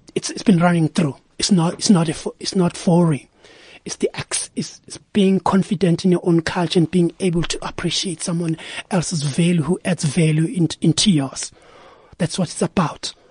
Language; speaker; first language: English; non-native, local second language; Zulu